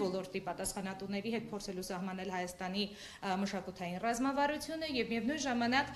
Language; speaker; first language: Armenian; native; Armenian